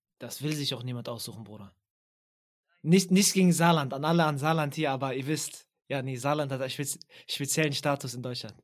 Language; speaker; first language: German; early bilingual, other home language; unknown